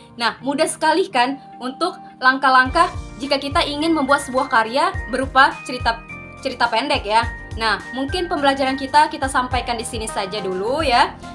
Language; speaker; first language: Indonesian; native; Indonesian